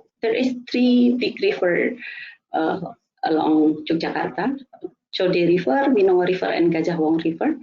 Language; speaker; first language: English; non-native, fluent; Indonesian